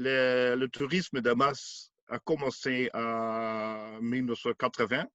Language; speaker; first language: French; non-native, learner; Dutch